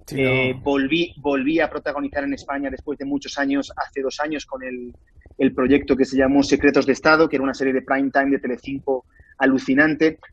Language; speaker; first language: Spanish; native; Spanish